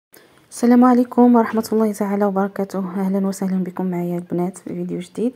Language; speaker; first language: Arabic; native; Arabic